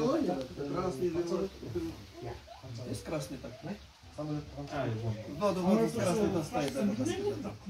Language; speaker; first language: Russian; non-native, learner; Kyrgyz